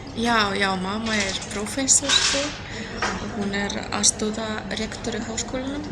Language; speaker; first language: Icelandic; non-native, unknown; Russian